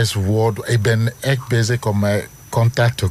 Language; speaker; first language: Dutch; non-native, fluent; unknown